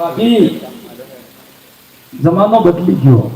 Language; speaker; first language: Hindi; non-native, local second language; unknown